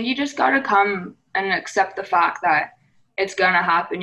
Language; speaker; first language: English; native; English